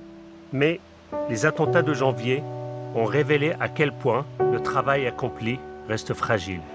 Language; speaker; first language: French; native; French